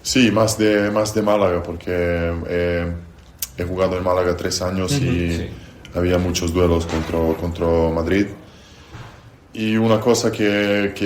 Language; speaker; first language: Spanish; non-native, fluent; Serbian